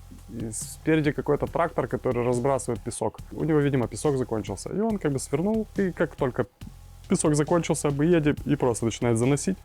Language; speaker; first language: Russian; native; Russian